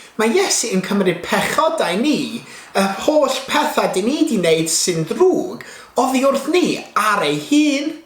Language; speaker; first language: Welsh; non-native, local second language; English